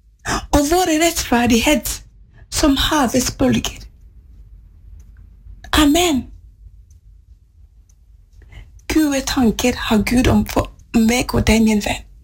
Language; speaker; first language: Swedish; non-native, fluent; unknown